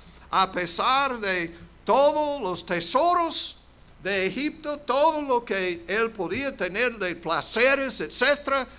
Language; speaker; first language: Spanish; non-native, fluent; English